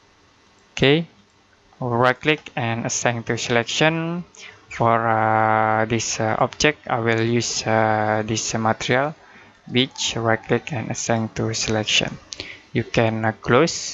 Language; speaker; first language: English; non-native, learner; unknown